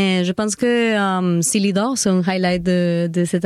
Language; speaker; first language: French; non-native, learner; Spanish